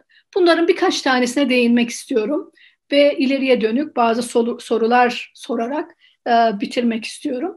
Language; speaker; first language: Turkish; native; Turkish